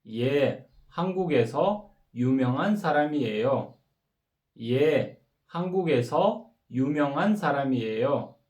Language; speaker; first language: Korean; non-native, fluent; Kyrgyz